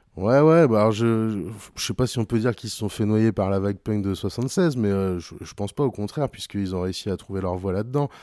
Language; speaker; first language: French; native; French